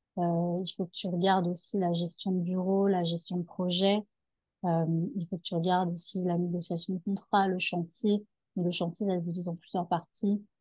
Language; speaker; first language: French; native; French